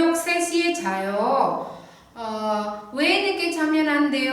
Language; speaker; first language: Korean; non-native, fluent; Indonesian